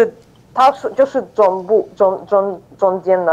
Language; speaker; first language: Chinese; non-native, fluent; Ukrainian